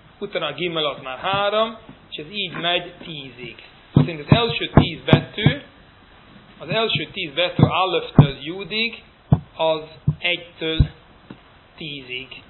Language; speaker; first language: Hungarian; non-native, fluent; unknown